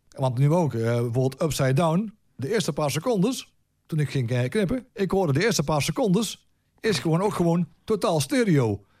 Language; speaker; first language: Dutch; native; Dutch